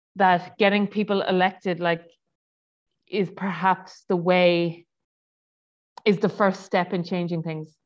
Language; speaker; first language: English; native; English